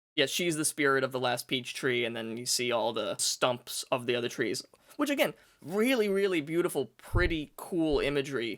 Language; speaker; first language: English; native; English